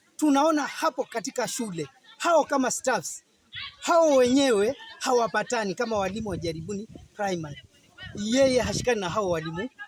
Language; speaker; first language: Swahili; native; Swahili